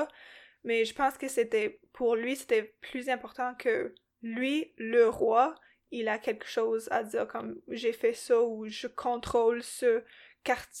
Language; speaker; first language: French; non-native, local second language; English